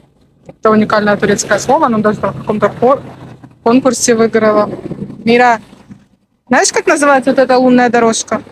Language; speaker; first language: Russian; native; Russian